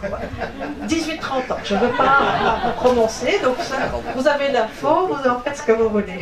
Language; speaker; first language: French; native; French